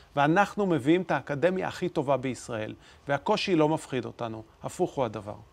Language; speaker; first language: Hebrew; native; Hebrew